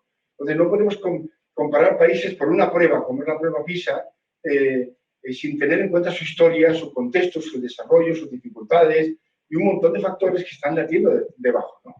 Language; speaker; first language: Spanish; native; Spanish